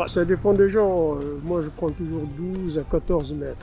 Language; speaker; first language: French; non-native, local second language; Tamasheq